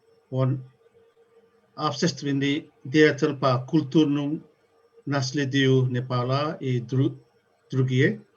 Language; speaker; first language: Russian; non-native, learner; Nepali